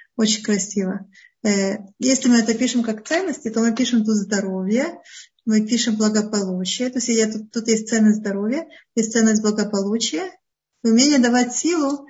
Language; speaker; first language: Russian; early bilingual, heritage; Russian